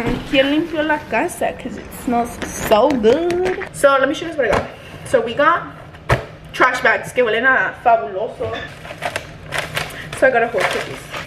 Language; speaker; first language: English; early bilingual, other home language; Spanish